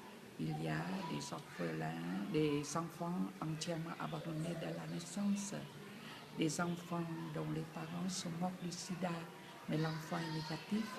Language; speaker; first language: French; non-native, fluent; Vietnamese